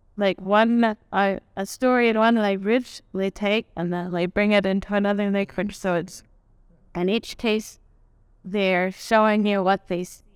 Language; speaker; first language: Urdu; non-native, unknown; English